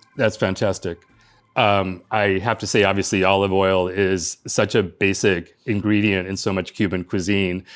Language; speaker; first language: English; early bilingual, other home language; Spanish